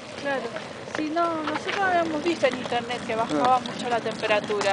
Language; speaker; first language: Spanish; native; Spanish